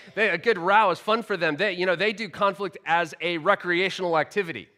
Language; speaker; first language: English; native; English